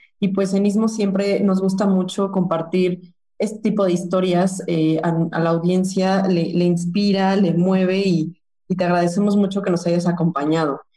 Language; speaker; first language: Spanish; native; Spanish